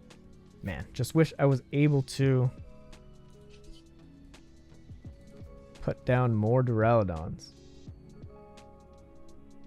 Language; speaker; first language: English; native; English